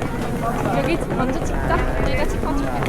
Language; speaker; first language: Korean; non-native, fluent; Vietnamese